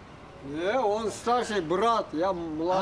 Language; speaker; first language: Russian; non-native, local second language; Kyrgyz